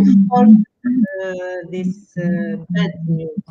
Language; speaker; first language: English; non-native, learner; Arabic